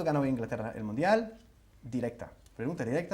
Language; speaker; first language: Spanish; non-native, fluent; English